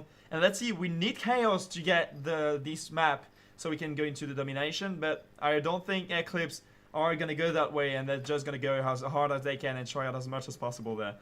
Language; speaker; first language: English; non-native, fluent; French